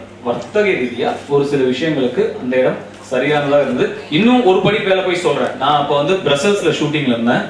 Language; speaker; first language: Tamil; native; Tamil